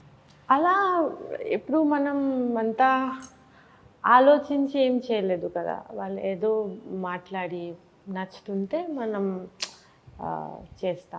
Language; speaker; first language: Telugu; non-native, fluent; Bangla